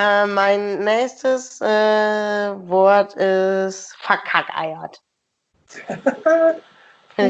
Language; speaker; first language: German; native; German